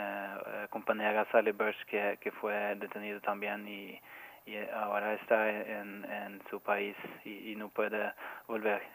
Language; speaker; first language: Spanish; non-native, fluent; Norwegian